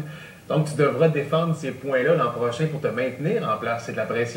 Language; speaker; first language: French; native; French